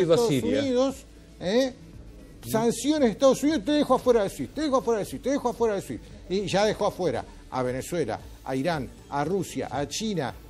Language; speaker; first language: Spanish; native; Spanish